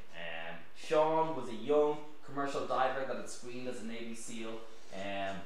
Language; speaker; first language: English; native; English